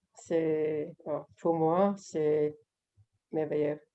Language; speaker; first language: French; non-native, learner; English